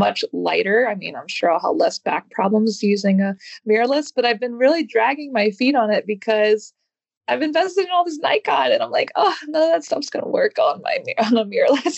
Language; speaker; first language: English; native; English